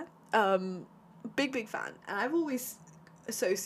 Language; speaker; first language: English; native; English